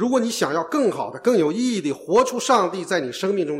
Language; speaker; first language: Chinese; native; Chinese